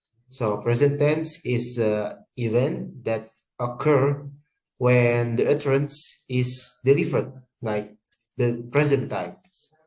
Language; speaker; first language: English; non-native, learner; Indonesian